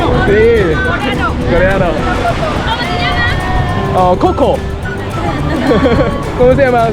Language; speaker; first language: Spanish; non-native, learner; Korean